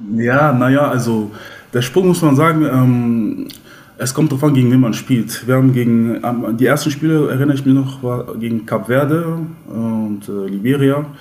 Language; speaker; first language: German; early bilingual, other home language; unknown